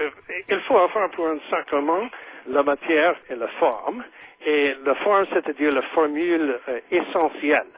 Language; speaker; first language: French; non-native, fluent; English